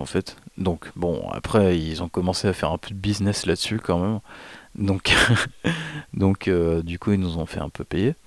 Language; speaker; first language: French; native; French